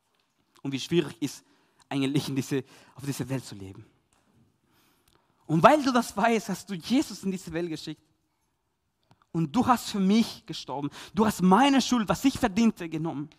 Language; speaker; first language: German; non-native, learner; Spanish